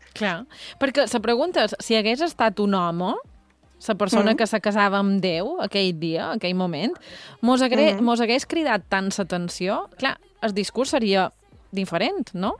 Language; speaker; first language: Catalan; native; Catalan